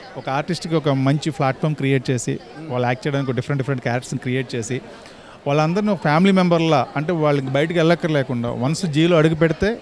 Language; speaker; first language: Telugu; native; Telugu